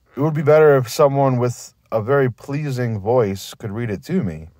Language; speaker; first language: English; native; English